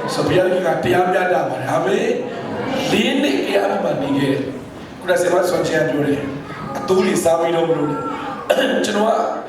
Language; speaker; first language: Burmese; native; Burmese